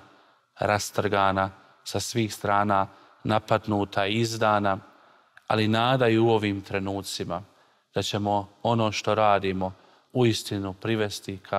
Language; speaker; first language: Croatian; native; Croatian